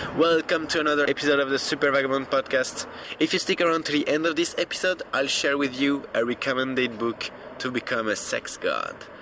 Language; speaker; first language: English; non-native, fluent; French